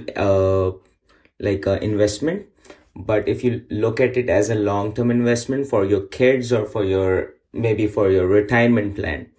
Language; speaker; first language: English; non-native, local second language; Urdu